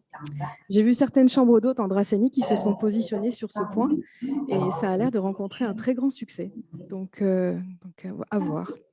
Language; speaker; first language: French; native; French